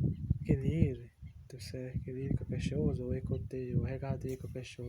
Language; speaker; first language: French; non-native, learner; Portuguese